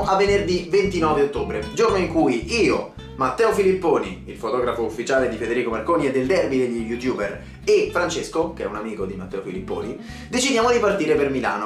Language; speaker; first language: Italian; native; Italian